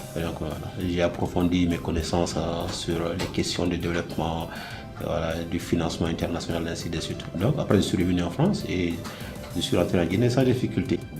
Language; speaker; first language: French; non-native, local second language; Fula